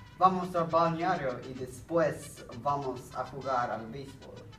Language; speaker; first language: Spanish; non-native, learner; English